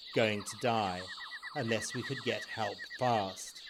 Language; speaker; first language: English; native; English